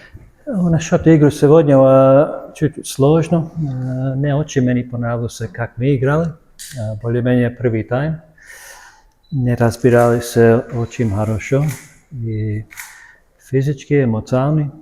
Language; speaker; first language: Russian; non-native, learner; Serbian